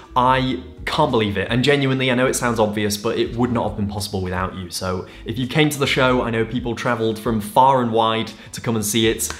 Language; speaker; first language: English; native; English